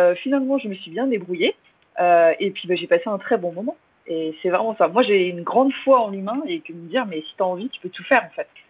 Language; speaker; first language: French; early bilingual, other home language; English